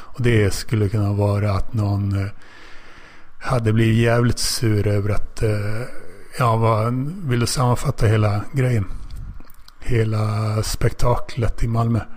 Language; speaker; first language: Swedish; native; Swedish